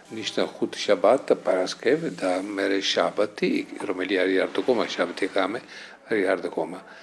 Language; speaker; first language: Georgian; non-native, fluent; Italian